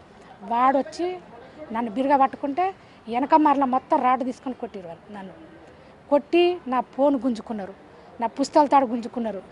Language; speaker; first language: Telugu; native; Telugu